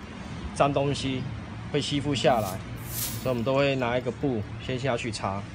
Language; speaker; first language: Chinese; native; Chinese